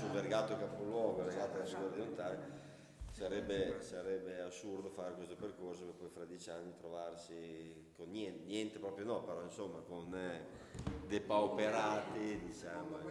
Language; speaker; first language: Italian; native; Italian